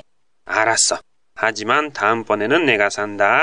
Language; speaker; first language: Korean; non-native, learner; Japanese